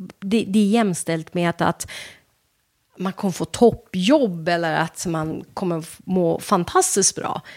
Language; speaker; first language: Swedish; non-native, fluent; Persian